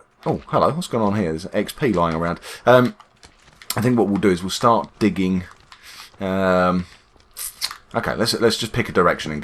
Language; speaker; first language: English; native; English